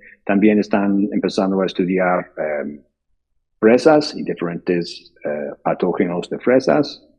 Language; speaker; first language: Spanish; non-native, fluent; English